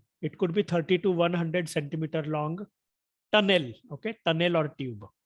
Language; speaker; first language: English; non-native, local second language; Marathi